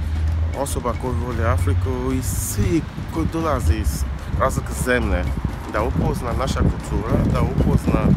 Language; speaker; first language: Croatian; non-native, learner; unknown